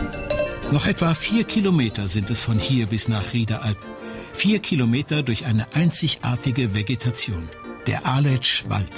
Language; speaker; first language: German; native; German